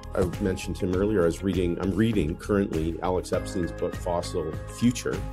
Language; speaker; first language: English; native; English